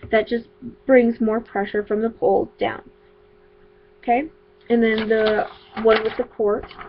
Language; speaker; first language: English; native; English